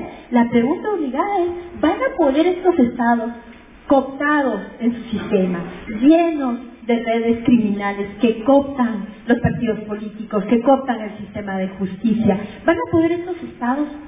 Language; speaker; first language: Spanish; native; Spanish